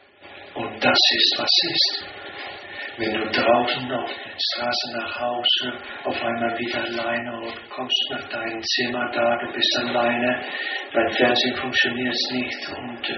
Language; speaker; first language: German; non-native, fluent; Danish